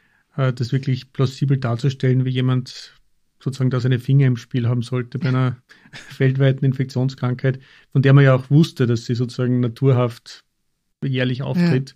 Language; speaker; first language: German; native; German